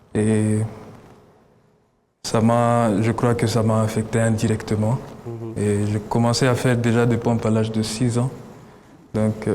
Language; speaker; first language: French; non-native, local second language; Kinyarwanda